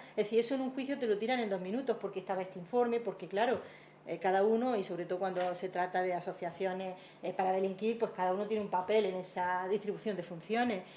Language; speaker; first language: Spanish; native; Spanish